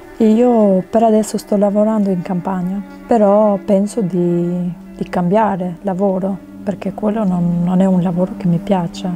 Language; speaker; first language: Italian; non-native, fluent; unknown